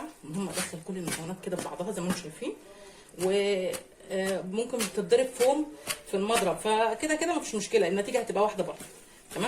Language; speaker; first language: Arabic; native; Arabic